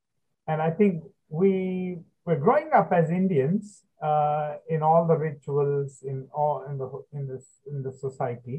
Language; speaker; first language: English; non-native, local second language; Telugu